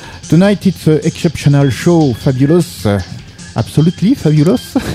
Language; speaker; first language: English; non-native, learner; French